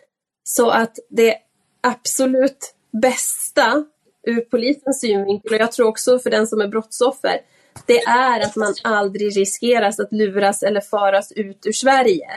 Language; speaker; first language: Swedish; native; Swedish